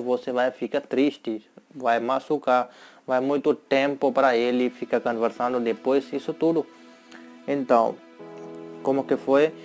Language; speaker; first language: Portuguese; non-native, learner; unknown